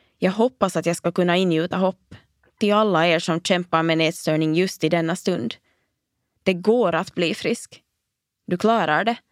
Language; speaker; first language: Swedish; native; Swedish